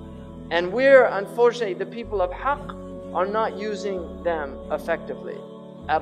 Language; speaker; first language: English; native; English